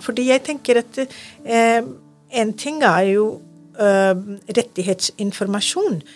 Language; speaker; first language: Norwegian; non-native, fluent; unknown